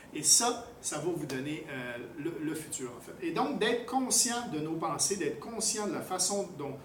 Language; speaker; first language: French; native; French